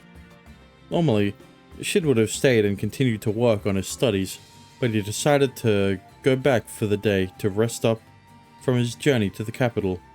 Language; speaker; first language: English; native; English